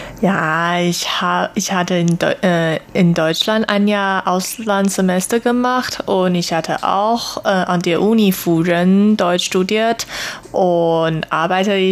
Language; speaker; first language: German; non-native, learner; Chinese